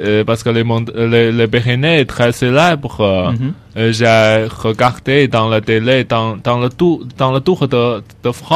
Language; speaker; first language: French; non-native, learner; Chinese